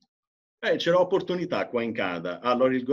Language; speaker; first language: Italian; early bilingual, heritage; English